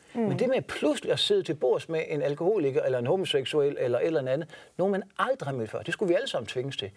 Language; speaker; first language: Danish; native; Danish